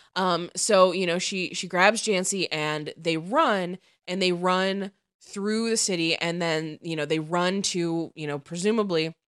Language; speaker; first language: English; native; English